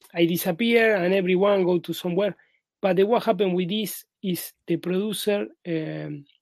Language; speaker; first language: English; non-native, learner; Spanish